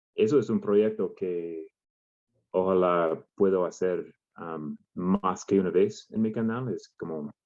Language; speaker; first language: Spanish; non-native, learner; English